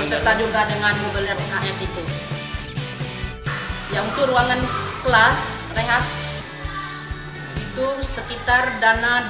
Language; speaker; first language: Indonesian; native; Indonesian